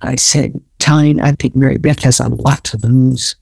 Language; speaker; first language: English; native; English